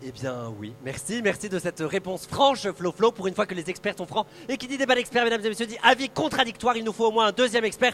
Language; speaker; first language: French; native; French